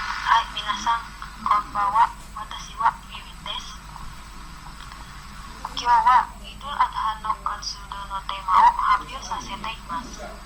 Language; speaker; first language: Japanese; non-native, learner; Indonesian